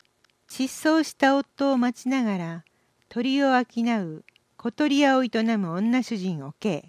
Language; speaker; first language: Japanese; native; Japanese